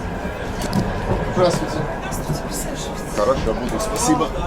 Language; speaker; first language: Russian; non-native, learner; English